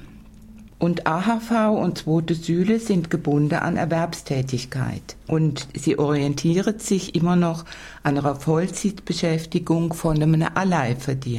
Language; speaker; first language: German; native; German